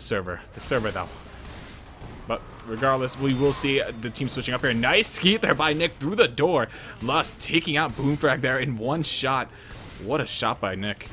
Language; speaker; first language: English; native; English